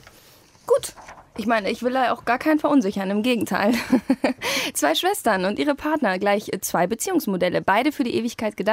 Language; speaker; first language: German; native; German